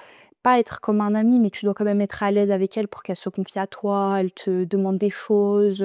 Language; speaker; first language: French; native; French